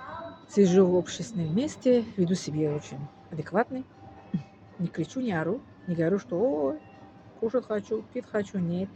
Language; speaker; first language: Russian; non-native, fluent; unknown